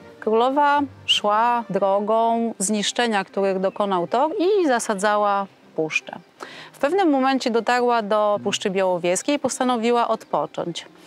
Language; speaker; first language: Polish; native; Polish